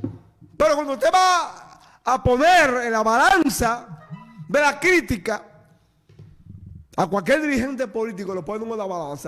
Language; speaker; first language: Spanish; native; Spanish